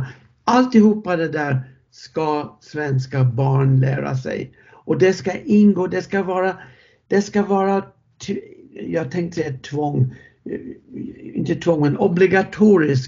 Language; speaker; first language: Swedish; non-native, fluent; English